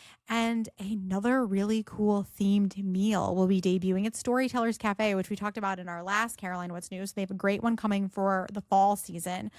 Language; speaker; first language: English; native; English